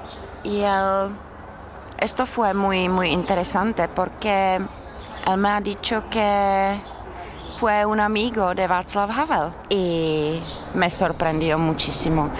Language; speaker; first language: Spanish; non-native, learner; Czech